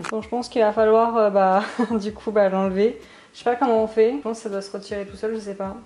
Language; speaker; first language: French; native; French